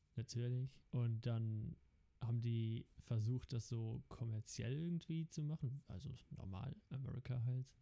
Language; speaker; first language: German; early bilingual, other home language; Dutch